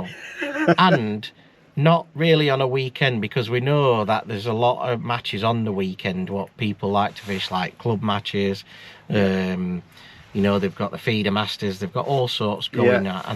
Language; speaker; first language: English; native; English